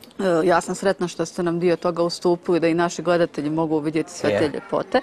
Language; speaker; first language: Serbian; native; Serbian